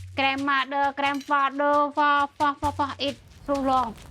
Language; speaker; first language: English; non-native, learner; Khmer